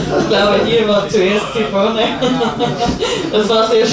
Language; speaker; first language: German; native; German